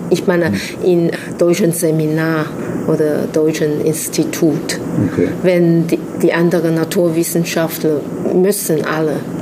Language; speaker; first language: German; non-native, fluent; Chinese